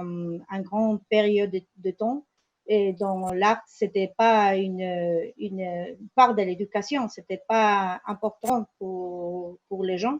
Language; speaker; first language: French; non-native, learner; Spanish